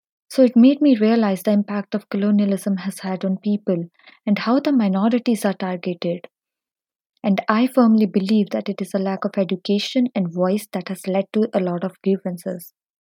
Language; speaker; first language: English; non-native, local second language; Punjabi